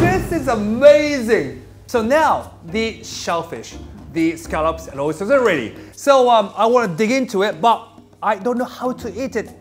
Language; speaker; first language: English; non-native, fluent; Japanese